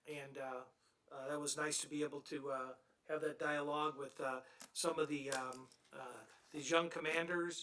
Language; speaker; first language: English; native; English